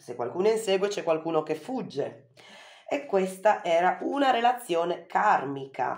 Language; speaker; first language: Italian; native; Italian